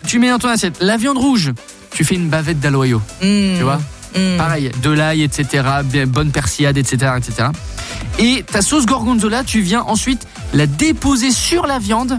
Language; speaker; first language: French; native; French